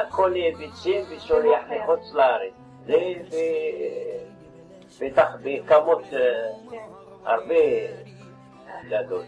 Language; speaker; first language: Hebrew; non-native, learner; Arabic